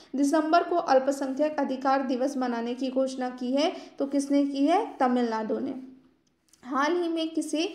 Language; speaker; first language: Hindi; native; Hindi